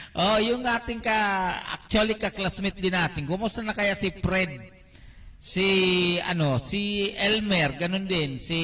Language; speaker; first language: Filipino; non-native, local second language; Bikol